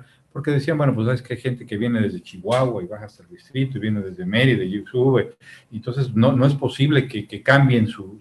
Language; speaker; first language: Spanish; native; Spanish